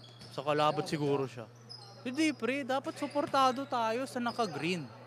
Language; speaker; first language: Filipino; non-native, learner; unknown